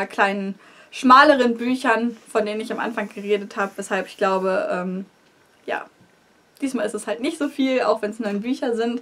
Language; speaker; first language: German; native; German